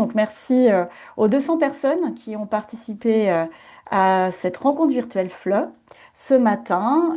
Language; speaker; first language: French; native; French